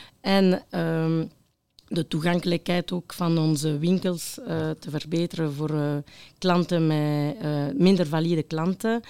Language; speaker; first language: Dutch; non-native, local second language; French